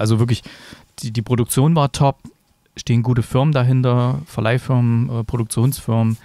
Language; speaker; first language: German; native; German